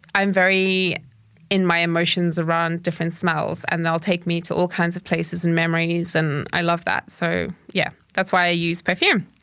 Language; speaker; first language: English; native; English